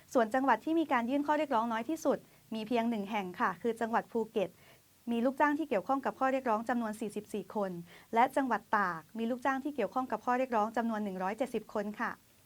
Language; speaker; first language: Thai; native; Thai